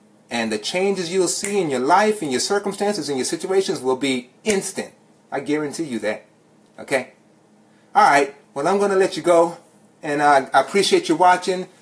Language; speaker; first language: English; native; English